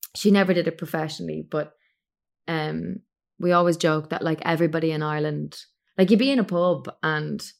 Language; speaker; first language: English; native; English